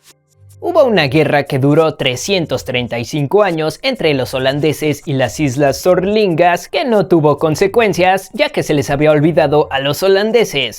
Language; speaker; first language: Spanish; native; Spanish